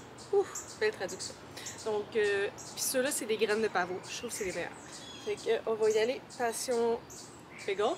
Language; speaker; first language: French; native; French